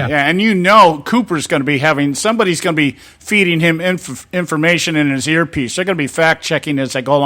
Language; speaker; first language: English; native; English